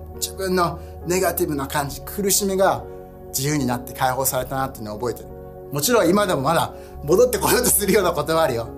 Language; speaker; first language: Japanese; early bilingual, heritage; Japanese